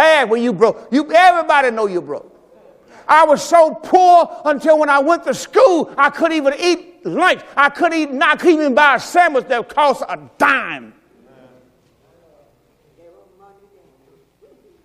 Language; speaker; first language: English; native; English